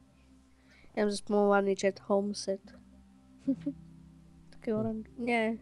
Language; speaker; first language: Czech; non-native, local second language; Slovak